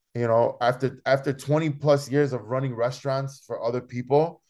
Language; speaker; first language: English; early bilingual, other home language; Spanish